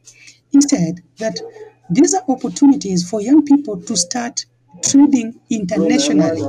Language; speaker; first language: English; non-native, local second language; Luo (Kenya and Tanzania)